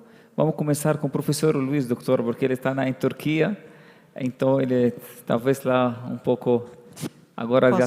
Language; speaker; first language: Portuguese; non-native, fluent; Arabic